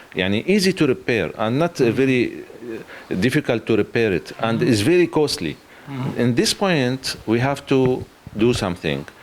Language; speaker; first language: English; non-native, learner; Arabic